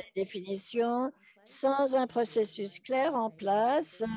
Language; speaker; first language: French; non-native, fluent; English